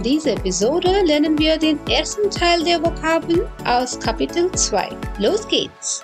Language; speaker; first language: German; non-native, fluent; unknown